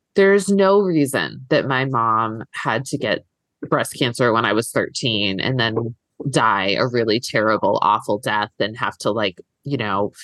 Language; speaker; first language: English; native; English